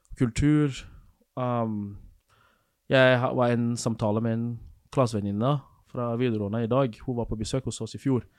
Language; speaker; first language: Norwegian; non-native, fluent; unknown